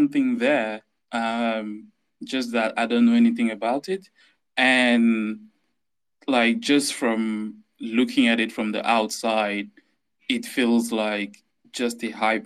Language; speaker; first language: English; non-native, local second language; French